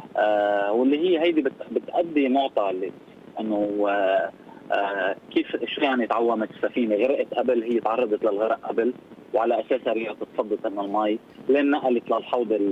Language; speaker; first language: Arabic; native; Arabic